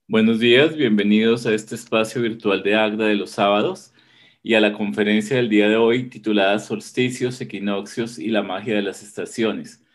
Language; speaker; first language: Spanish; native; Spanish